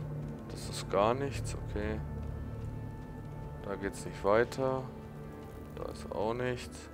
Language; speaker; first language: German; native; German